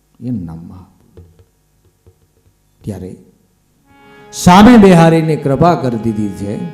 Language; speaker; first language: Gujarati; native; Gujarati